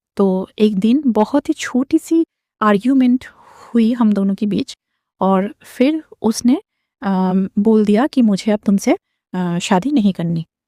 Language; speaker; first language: Hindi; non-native, local second language; Bangla